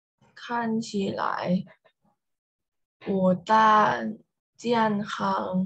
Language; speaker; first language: Chinese; non-native, learner; Thai